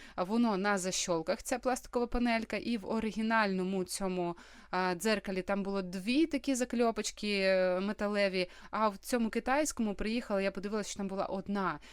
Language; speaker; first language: Ukrainian; native; Ukrainian